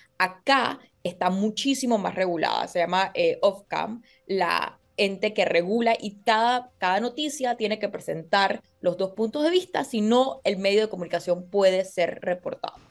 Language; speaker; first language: Spanish; native; Spanish